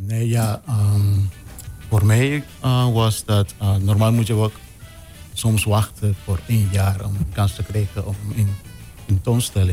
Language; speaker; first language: Dutch; non-native, local second language; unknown